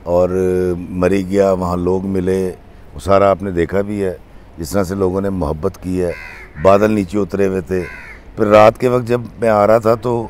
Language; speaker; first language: Urdu; non-native, local second language; Punjabi